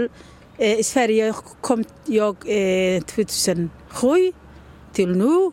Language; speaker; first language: Swedish; non-native, learner; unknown